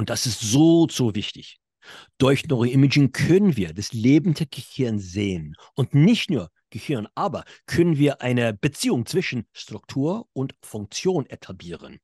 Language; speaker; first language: German; non-native, fluent; English